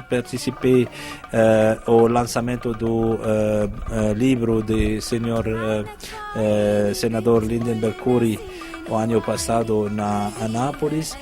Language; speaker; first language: Portuguese; non-native, fluent; Arabic